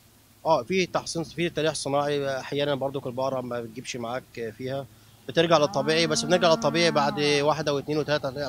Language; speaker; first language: Arabic; native; Arabic